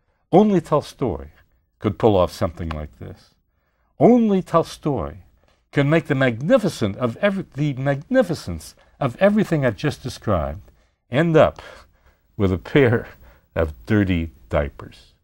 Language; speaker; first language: English; native; English